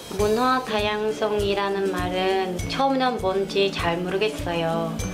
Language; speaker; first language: Korean; non-native, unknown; Vietnamese